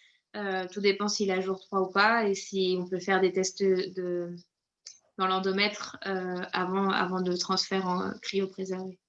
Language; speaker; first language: French; native; French